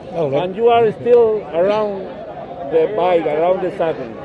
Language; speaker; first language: English; non-native, learner; Spanish